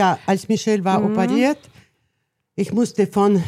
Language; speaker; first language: German; non-native, learner; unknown